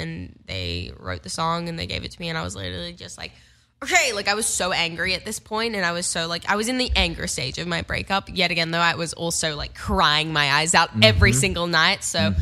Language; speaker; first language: English; native; English